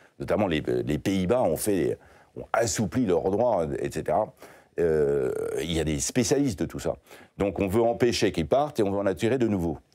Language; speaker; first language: French; native; French